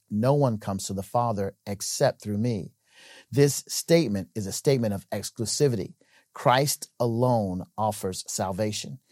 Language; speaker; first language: English; native; English